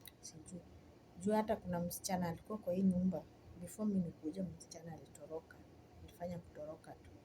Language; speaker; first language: Swahili; native; Swahili